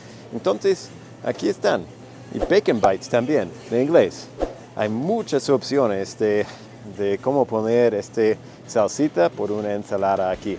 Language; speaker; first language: Spanish; non-native, fluent; English